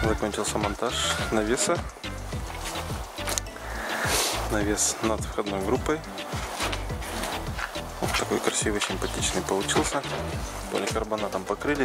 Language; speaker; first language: Russian; native; Russian